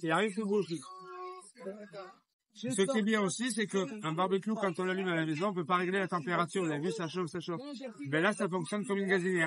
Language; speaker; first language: French; native; French